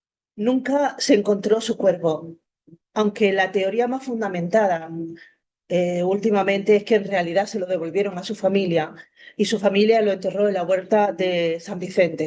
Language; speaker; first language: Spanish; native; Spanish